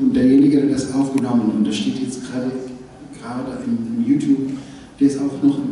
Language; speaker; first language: German; non-native, learner; Arabic